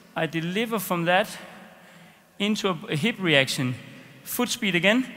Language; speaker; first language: English; non-native, fluent; Danish